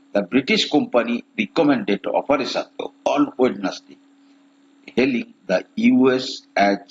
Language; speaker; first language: English; non-native, local second language; Bangla